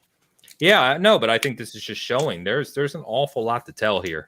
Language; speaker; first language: English; native; English